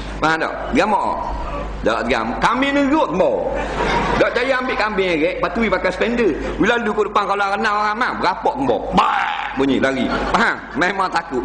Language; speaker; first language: Malay; native; Malay